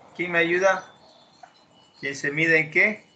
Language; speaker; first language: Spanish; native; Spanish